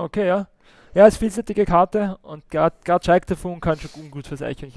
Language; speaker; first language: German; native; German